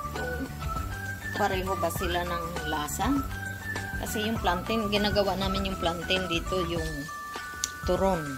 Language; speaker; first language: Filipino; non-native, local second language; Cebuano